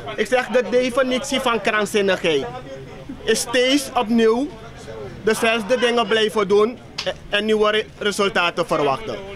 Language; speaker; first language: Dutch; native; Dutch